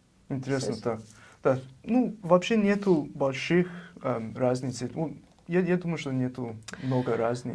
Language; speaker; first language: Russian; non-native, fluent; English